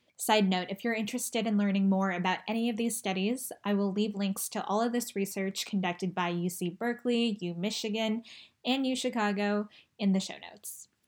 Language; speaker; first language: English; early bilingual, other home language; Chinese